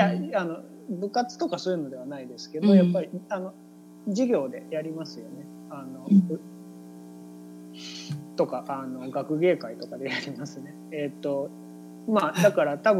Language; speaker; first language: Japanese; native; Japanese